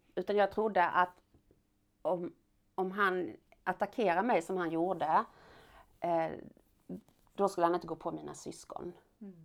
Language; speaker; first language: Swedish; native; Swedish